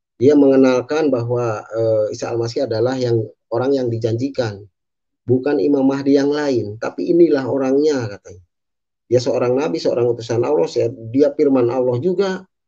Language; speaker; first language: Indonesian; native; Indonesian